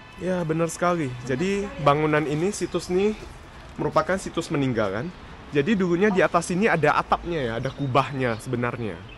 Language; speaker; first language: Indonesian; native; Indonesian